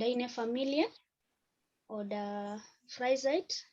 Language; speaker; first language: German; non-native, learner; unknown